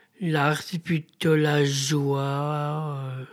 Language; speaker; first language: French; native; French